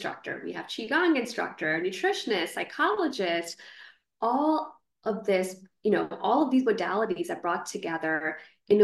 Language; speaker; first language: English; non-native, local second language; Gujarati